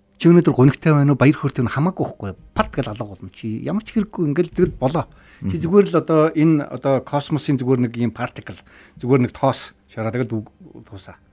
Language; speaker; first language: Mongolian; native; Mongolian